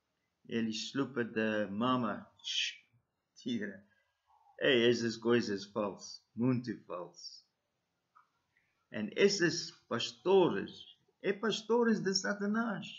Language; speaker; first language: Portuguese; non-native, learner; English